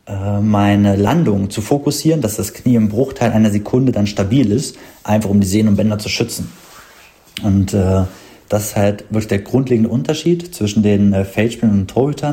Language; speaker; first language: German; native; German